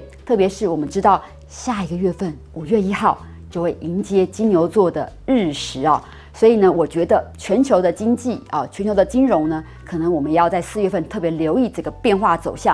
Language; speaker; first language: Chinese; native; Chinese